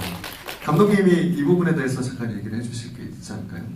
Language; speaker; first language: Korean; native; Korean